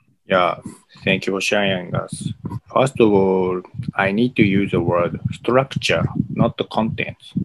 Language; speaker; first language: English; non-native, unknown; Japanese